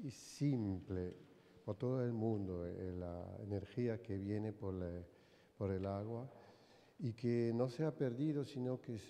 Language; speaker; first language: Spanish; non-native, fluent; French